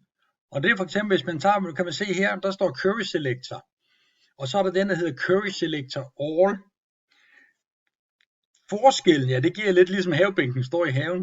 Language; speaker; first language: Danish; native; Danish